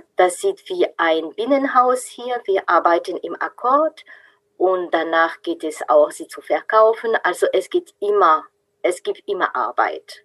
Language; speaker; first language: German; non-native, fluent; French